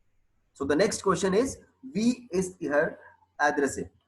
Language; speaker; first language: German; non-native, learner; Hindi